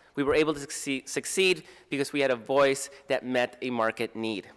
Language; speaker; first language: English; native; English